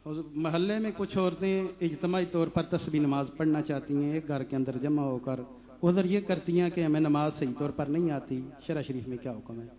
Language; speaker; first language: Urdu; non-native, local second language; Punjabi